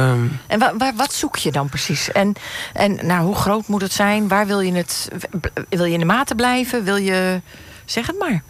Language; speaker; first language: Dutch; native; Dutch